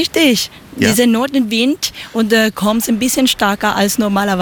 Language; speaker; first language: German; non-native, learner; Spanish